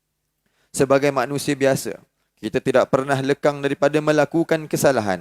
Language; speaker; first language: Malay; native; Malay